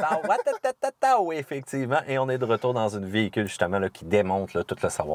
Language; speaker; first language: French; native; French